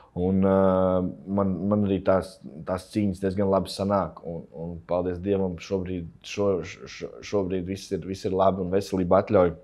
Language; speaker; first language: Latvian; native; Latvian